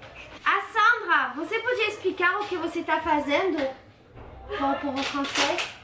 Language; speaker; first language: Portuguese; non-native, fluent; French